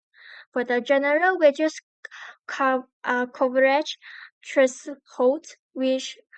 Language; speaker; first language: English; non-native, learner; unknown